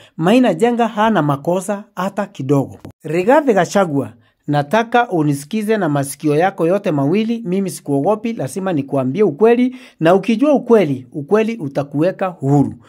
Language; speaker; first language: Swahili; non-native, local second language; Meru